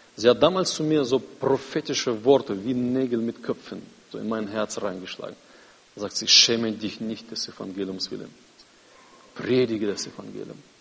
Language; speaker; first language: German; non-native, fluent; Russian